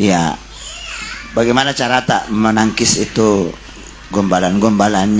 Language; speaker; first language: Indonesian; native; Indonesian